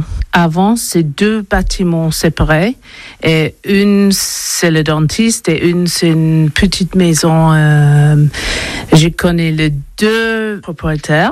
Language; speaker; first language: French; non-native, learner; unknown